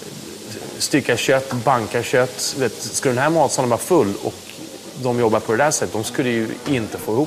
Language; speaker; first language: Swedish; native; Swedish